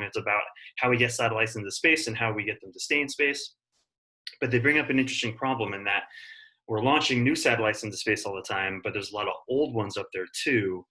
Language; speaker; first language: English; native; English